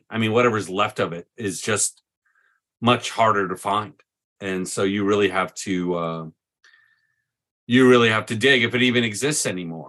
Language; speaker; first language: English; native; English